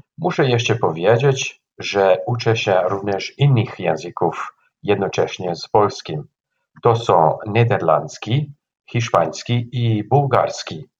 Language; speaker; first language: Polish; non-native, learner; Bosnian